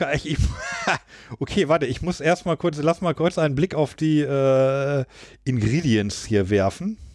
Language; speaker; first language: German; native; German